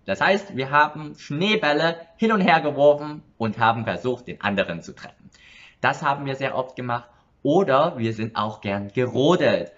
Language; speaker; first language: German; early bilingual, other home language; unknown